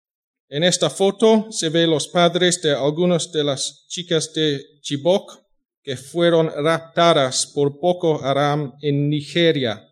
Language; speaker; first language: Spanish; non-native, fluent; English